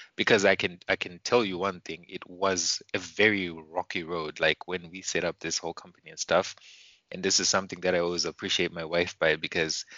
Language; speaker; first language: English; non-native, local second language; Shona